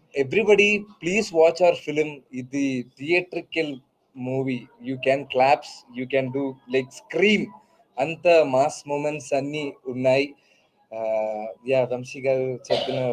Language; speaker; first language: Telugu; non-native, learner; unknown